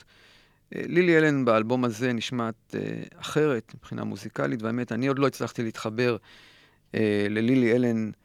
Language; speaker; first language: Hebrew; native; Hebrew